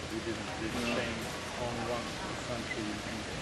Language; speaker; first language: English; non-native, learner; Bosnian